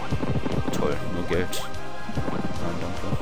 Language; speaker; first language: German; native; German